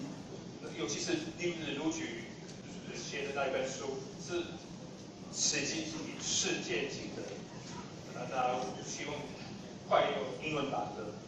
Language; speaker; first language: Chinese; non-native, fluent; English